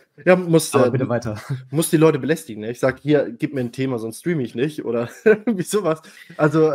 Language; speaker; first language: German; native; German